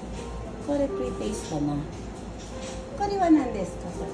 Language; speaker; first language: Japanese; non-native, learner; Filipino